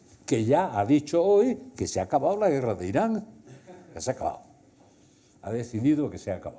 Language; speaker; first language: Spanish; native; Spanish